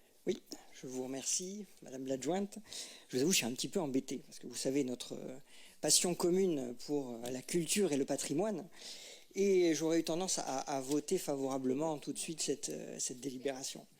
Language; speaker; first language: French; native; French